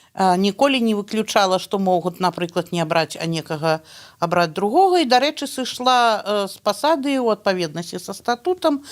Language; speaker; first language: Belarusian; native; Belarusian